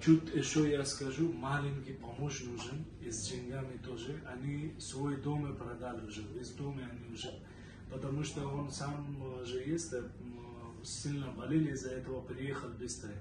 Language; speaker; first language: Russian; non-native, learner; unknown